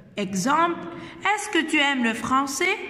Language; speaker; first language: French; non-native, fluent; Arabic